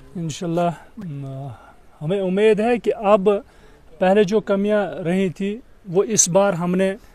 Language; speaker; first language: Hindi; non-native, local second language; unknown